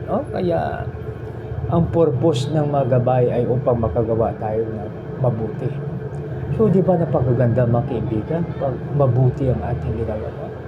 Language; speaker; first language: Filipino; native; Filipino